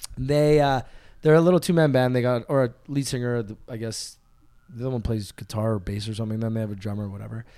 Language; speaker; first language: English; native; English